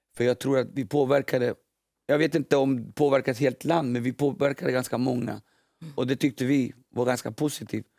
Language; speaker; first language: Swedish; early bilingual, other home language; Spanish